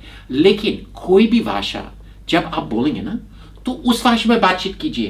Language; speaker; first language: Hindi; non-native, fluent; English